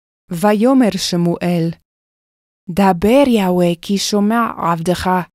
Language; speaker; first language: Hebrew; non-native, fluent; English